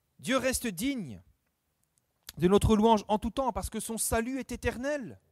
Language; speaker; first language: French; native; French